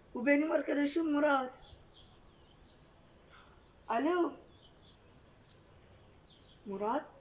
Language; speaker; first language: Turkish; non-native, learner; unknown